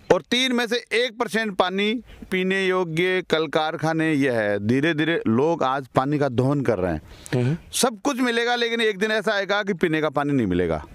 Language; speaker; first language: Hindi; native; Hindi